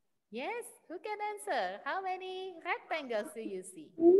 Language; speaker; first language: English; non-native, fluent; Indonesian